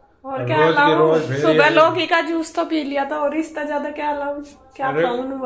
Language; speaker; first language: Hindi; native; Hindi